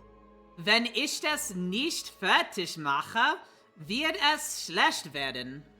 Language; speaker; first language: German; non-native, learner; English